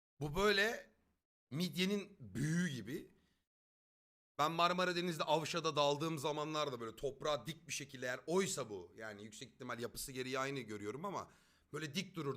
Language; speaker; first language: Turkish; native; Turkish